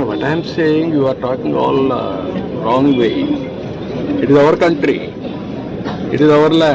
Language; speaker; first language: English; non-native, local second language; Telugu